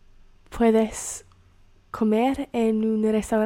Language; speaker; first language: Spanish; non-native, learner; English